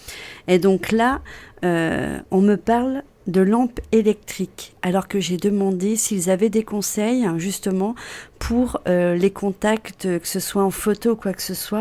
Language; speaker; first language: French; native; French